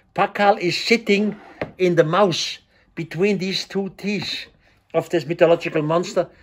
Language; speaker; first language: English; non-native, fluent; German